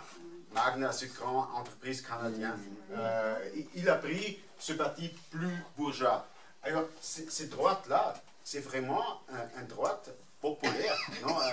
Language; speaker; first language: French; non-native, fluent; German